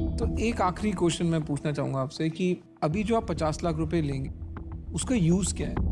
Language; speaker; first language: Hindi; native; Hindi